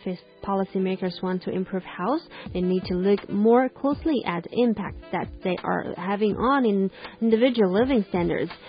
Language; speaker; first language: English; non-native, fluent; Chinese